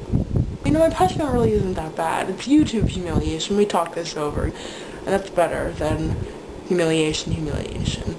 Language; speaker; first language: English; native; English